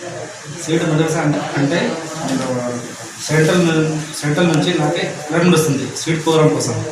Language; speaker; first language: Telugu; non-native, learner; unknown